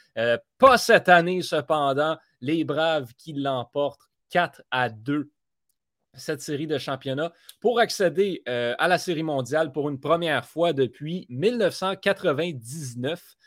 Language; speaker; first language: French; native; French